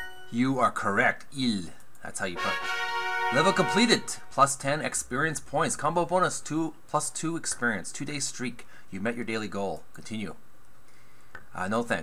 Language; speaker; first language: English; native; English